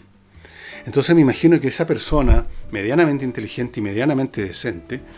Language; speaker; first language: Spanish; native; Spanish